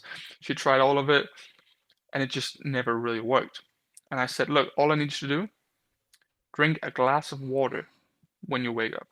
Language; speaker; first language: English; non-native, fluent; Danish